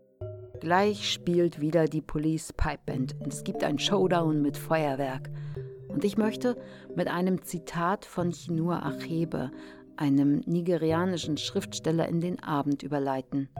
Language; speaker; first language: German; native; German